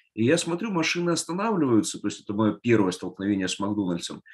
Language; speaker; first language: Russian; native; Russian